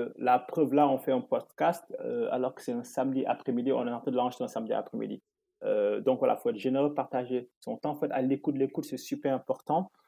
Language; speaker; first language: French; non-native, local second language; Wolof